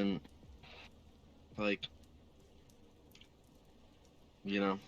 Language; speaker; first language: English; native; English